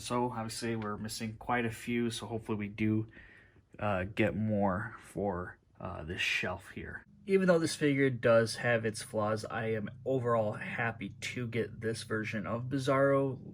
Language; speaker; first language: English; native; English